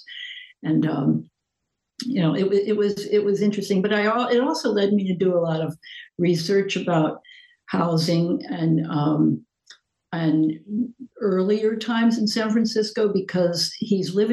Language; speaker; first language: English; native; English